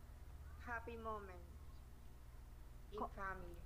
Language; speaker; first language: English; non-native, learner; Spanish